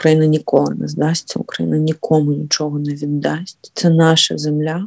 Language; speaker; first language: Polish; non-native, learner; Ukrainian